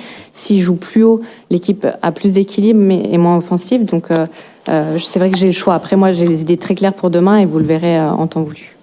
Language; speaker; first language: French; native; French